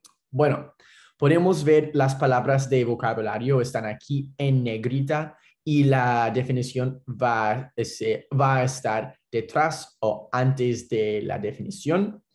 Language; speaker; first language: Spanish; non-native, fluent; English